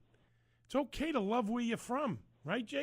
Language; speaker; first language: English; native; English